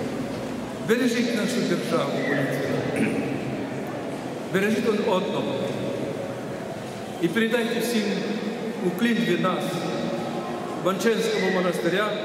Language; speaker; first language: Russian; non-native, local second language; Ukrainian